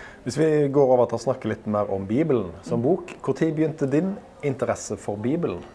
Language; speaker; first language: Norwegian; native; Norwegian